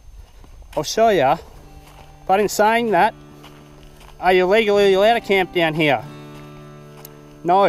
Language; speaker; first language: English; native; English